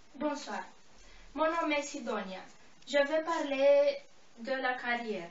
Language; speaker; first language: French; non-native, learner; Romanian